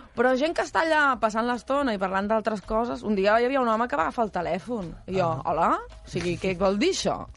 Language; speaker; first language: Catalan; native; Catalan